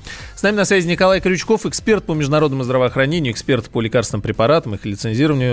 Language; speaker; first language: Russian; native; Russian